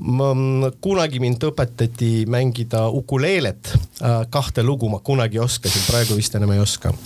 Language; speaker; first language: Estonian; non-native, local second language; Russian